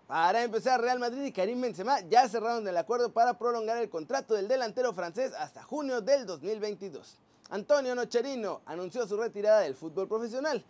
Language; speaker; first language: Spanish; native; Spanish